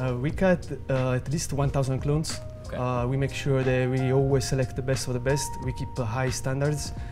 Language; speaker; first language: English; non-native, learner; Italian